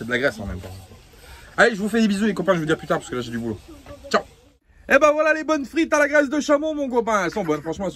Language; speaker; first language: French; native; French